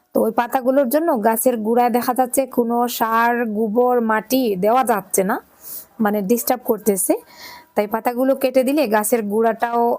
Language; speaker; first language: Bangla; non-native, local second language; Sylheti